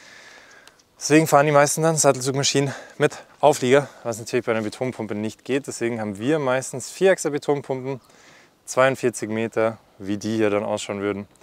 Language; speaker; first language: German; native; German